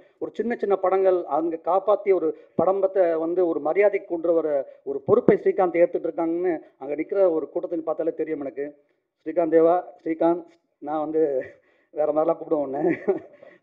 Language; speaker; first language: Tamil; native; Tamil